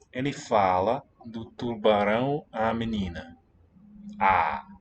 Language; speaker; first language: Portuguese; non-native, learner; English